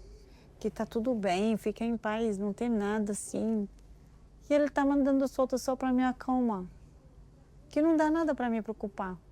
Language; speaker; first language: Portuguese; non-native, learner; Arabic